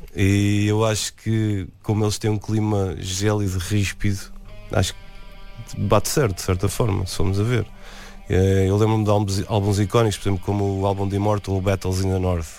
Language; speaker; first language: Portuguese; native; Portuguese